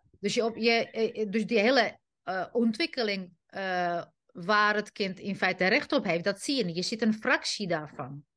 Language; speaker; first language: Dutch; non-native, fluent; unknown